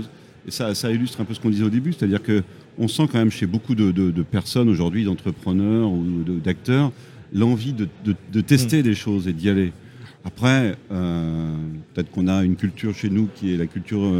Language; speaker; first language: French; native; French